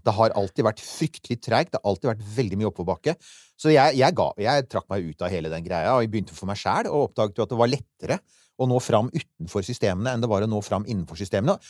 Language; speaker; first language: Norwegian; native; Norwegian